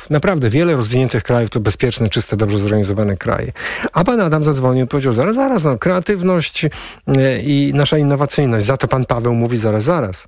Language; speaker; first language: Polish; native; Polish